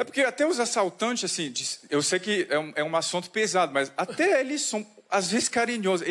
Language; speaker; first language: Portuguese; non-native, fluent; French